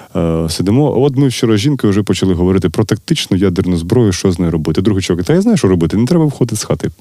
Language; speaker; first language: Ukrainian; non-native, local second language; Russian